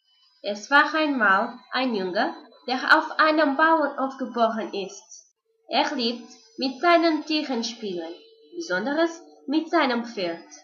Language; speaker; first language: German; non-native, learner; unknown